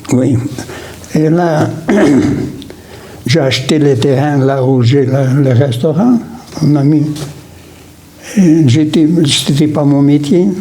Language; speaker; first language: French; non-native, local second language; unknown